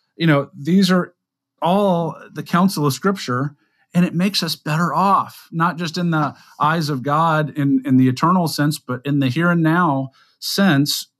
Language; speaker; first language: English; native; English